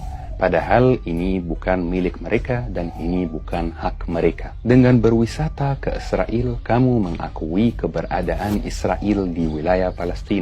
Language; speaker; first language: Indonesian; non-native, fluent; Arabic